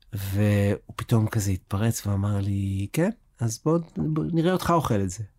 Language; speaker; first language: Hebrew; native; Hebrew